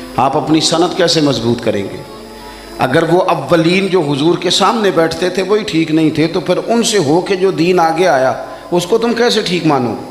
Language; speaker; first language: Urdu; non-native, local second language; Punjabi